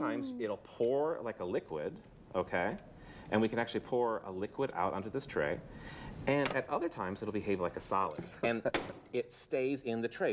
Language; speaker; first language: English; native; English